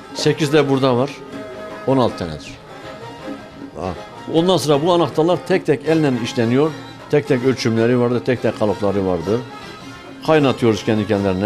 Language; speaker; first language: Turkish; native; Turkish